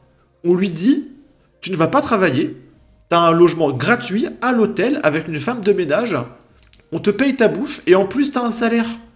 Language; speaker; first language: French; native; French